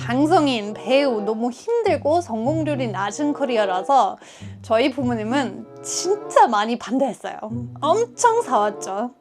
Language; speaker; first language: Korean; non-native, fluent; German